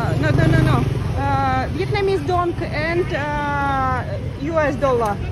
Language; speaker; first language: English; non-native, learner; Russian